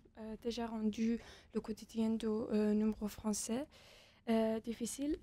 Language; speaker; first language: French; non-native, fluent; Persian